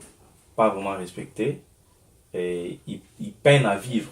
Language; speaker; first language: French; non-native, local second language; Lingala